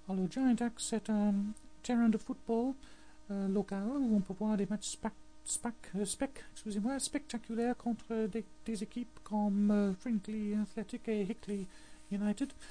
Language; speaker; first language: French; non-native, fluent; English